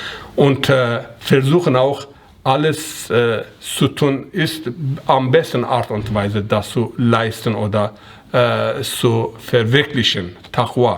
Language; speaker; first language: German; non-native, learner; Persian